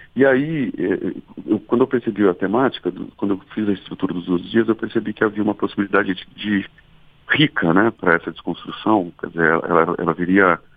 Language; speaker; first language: Portuguese; native; Portuguese